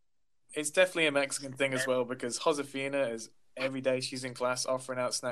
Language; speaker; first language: English; native; English